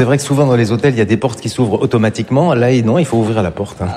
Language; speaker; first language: French; native; French